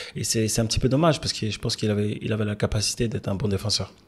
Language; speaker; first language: French; native; French